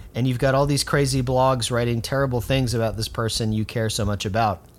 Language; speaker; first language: English; native; English